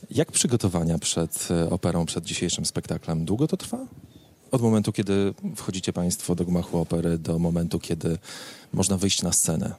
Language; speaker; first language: Polish; native; Polish